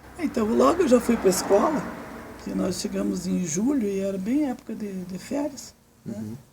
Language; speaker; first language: Portuguese; early bilingual, other home language; Serbian